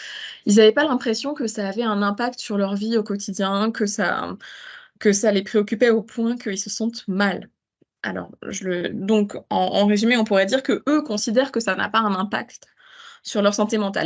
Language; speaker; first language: French; native; French